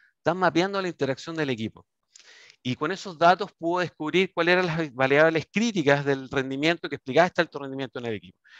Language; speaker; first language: Spanish; native; Spanish